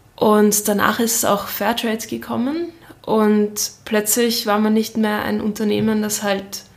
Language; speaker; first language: German; native; German